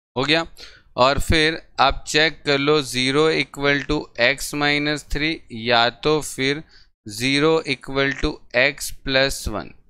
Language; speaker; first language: Hindi; non-native, local second language; Gujarati